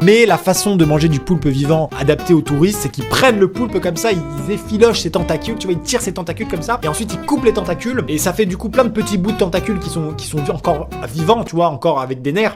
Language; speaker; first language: French; native; French